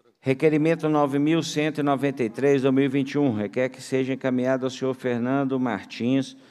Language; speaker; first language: Portuguese; native; Portuguese